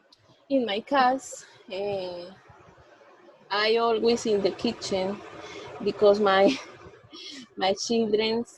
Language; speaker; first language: English; non-native, learner; Spanish